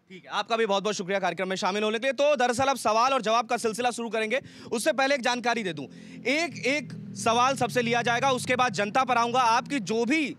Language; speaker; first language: Hindi; native; Hindi